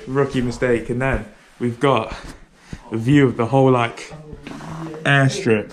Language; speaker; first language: English; native; English